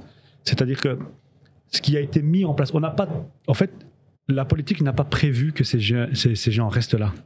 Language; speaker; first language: French; early bilingual, other home language; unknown